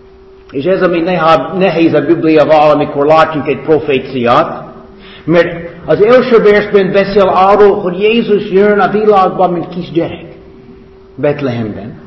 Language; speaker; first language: Hungarian; non-native, fluent; English